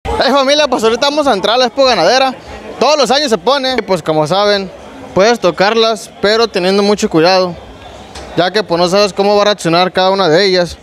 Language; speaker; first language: Spanish; native; Spanish